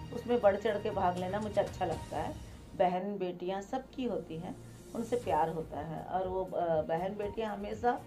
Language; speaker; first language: Hindi; native; Hindi